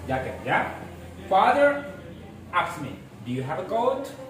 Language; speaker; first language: English; non-native, fluent; Indonesian